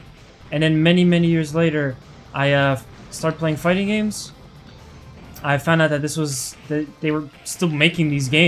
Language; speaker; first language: English; native; English